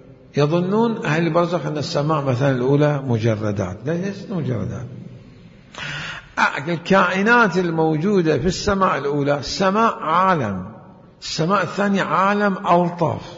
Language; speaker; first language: Arabic; native; Arabic